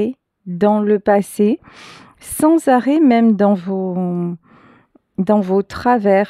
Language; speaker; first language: French; native; French